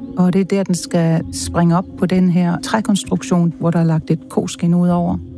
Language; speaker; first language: Danish; native; Danish